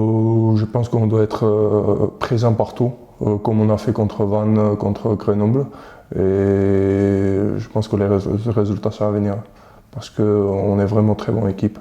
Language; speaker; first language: French; non-native, fluent; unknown